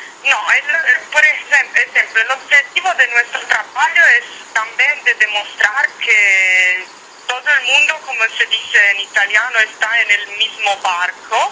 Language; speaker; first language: Spanish; non-native, learner; Italian